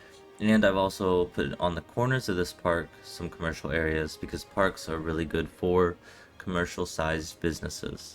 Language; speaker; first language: English; native; English